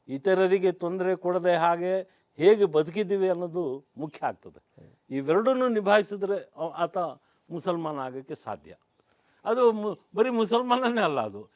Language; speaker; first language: Kannada; non-native, local second language; Urdu